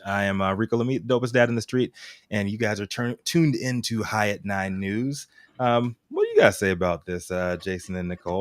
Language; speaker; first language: English; native; English